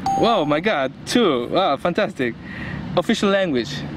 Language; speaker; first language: English; non-native, fluent; Spanish